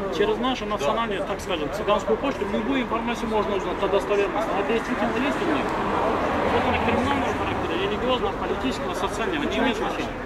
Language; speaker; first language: Russian; non-native, local second language; Azerbaijani